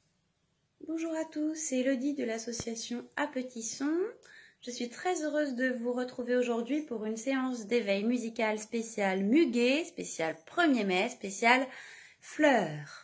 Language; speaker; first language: French; native; French